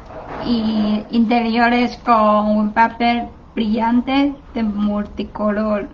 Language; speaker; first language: Spanish; non-native, learner; Chinese